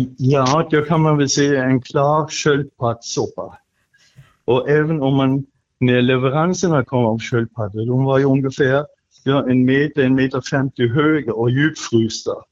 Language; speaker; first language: Swedish; non-native, fluent; German